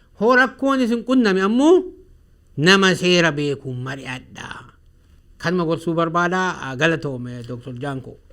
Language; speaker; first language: Oromo; native; Oromo